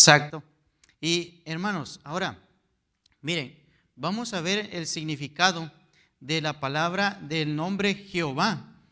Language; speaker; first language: Spanish; native; Spanish